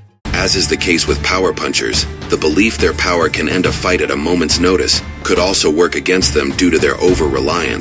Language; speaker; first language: English; native; English